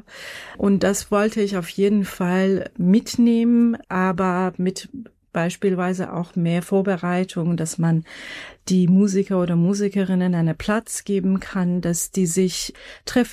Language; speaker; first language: German; non-native, fluent; Persian